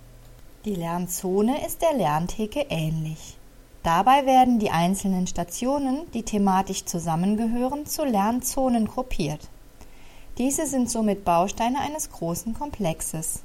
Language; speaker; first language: German; native; German